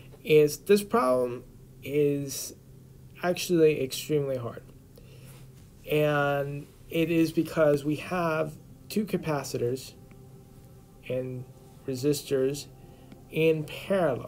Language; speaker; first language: English; native; English